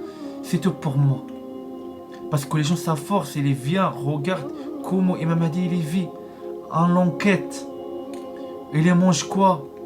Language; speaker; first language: French; non-native, learner; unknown